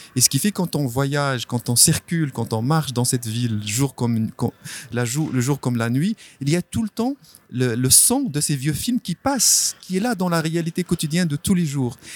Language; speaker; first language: French; non-native, local second language; Arabic